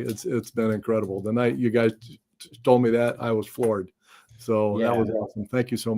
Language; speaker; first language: English; native; English